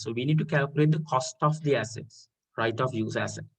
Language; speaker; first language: English; non-native, local second language; Sinhala